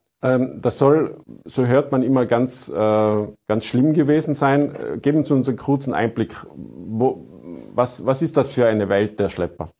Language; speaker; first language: German; native; German